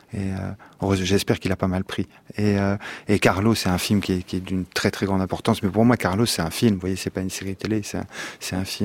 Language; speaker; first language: French; native; French